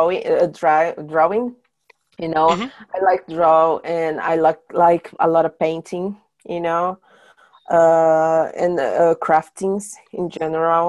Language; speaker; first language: English; non-native, fluent; Portuguese